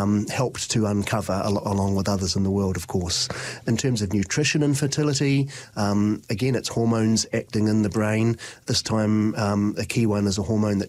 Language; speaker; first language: English; native; English